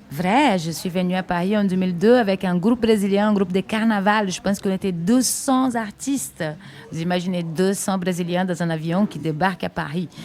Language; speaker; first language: French; non-native, fluent; Portuguese